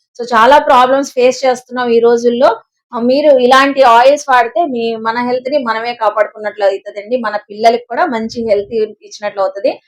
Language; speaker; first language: Telugu; native; Telugu